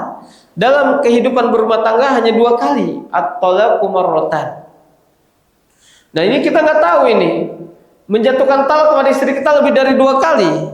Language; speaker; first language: Indonesian; native; Indonesian